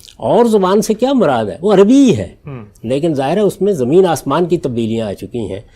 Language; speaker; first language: Urdu; non-native, local second language; Punjabi